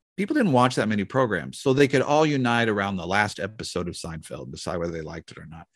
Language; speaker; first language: English; native; English